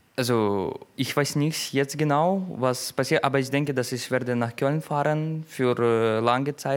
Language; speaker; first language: German; non-native, learner; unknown